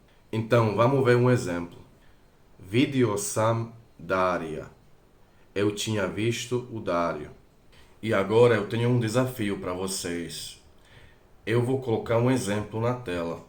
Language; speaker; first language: Portuguese; non-native, fluent; Croatian